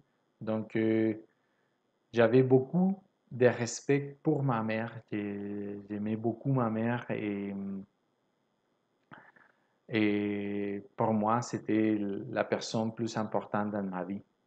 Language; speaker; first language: French; non-native, fluent; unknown